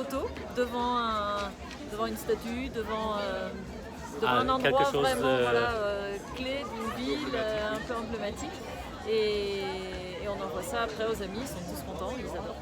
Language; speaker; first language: French; native; French